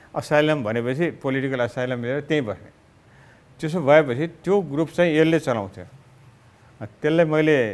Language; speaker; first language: Nepali; native; Nepali